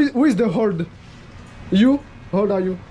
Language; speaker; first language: English; non-native, learner; French